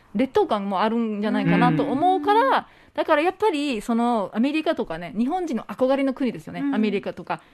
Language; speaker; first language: Japanese; non-native, fluent; English